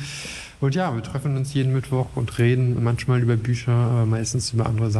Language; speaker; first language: German; non-native, fluent; French